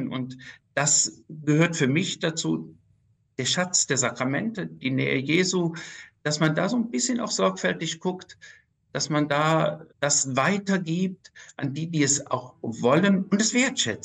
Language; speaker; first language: German; native; German